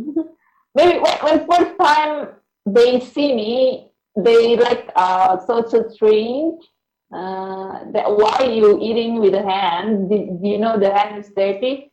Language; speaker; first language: English; non-native, learner; Indonesian